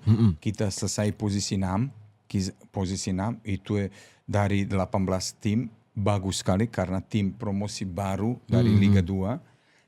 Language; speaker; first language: Indonesian; non-native, fluent; Serbian